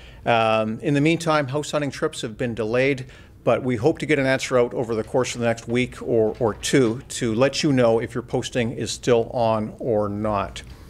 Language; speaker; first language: English; native; English